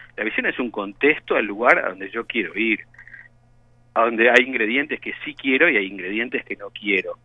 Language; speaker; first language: Spanish; native; Spanish